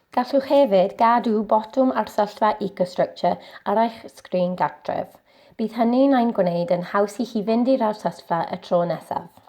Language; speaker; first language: Welsh; non-native, local second language; English